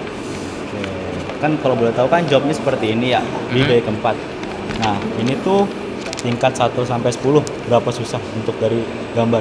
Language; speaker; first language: Indonesian; native; Indonesian